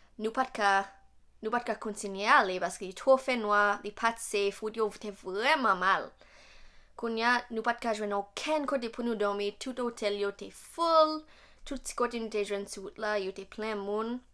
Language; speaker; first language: Haitian Creole; non-native, learner; English